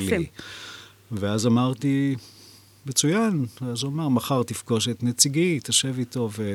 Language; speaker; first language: Hebrew; native; Hebrew